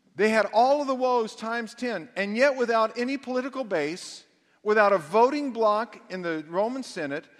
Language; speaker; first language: English; native; English